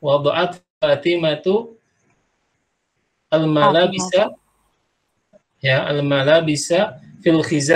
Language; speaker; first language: Arabic; non-native, fluent; Indonesian